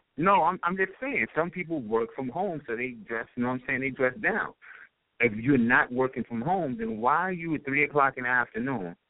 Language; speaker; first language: English; native; English